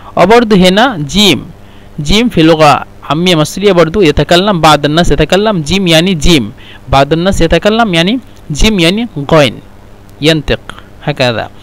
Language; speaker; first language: Egyptian Arabic; non-native, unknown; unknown